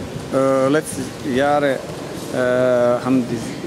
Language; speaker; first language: German; non-native, learner; Russian